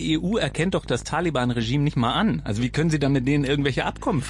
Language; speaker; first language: German; native; German